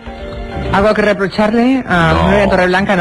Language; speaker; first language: Spanish; native; Spanish